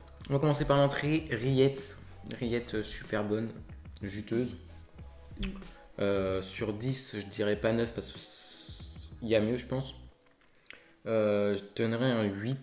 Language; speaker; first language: French; native; French